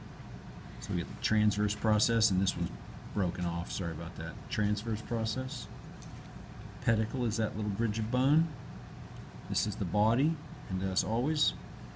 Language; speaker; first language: English; native; English